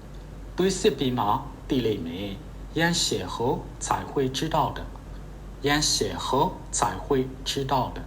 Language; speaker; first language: Chinese; non-native, fluent; Burmese